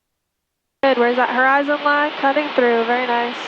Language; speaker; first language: English; native; English